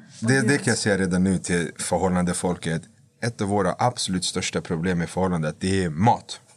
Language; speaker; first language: Swedish; native; Swedish